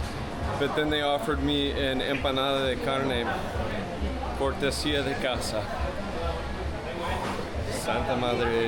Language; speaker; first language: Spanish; non-native, learner; English